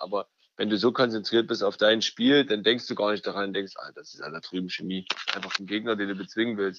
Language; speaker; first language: German; native; German